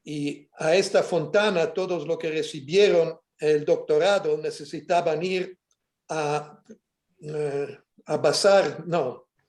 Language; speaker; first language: Spanish; non-native, fluent; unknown